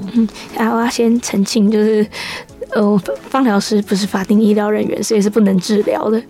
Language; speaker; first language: Chinese; native; Chinese